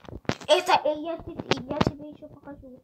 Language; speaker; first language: Russian; early bilingual, heritage; Russian